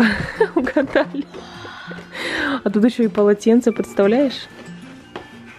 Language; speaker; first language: Russian; native; Russian